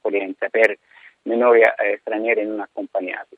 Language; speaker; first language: Italian; non-native, fluent; Arabic